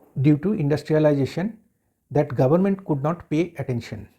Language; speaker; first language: English; non-native, local second language; Bangla